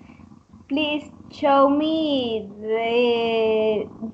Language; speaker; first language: English; non-native, learner; Spanish